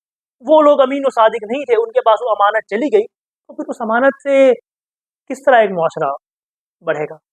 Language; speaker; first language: Urdu; native; Urdu